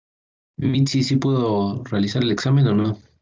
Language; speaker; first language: Spanish; native; Spanish